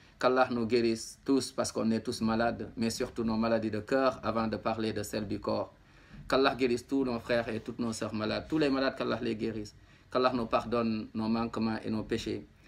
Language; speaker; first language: French; non-native, local second language; Wolof